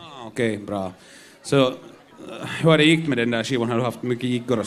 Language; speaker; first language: Swedish; non-native, local second language; Finnish